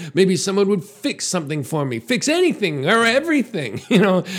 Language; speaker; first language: English; native; English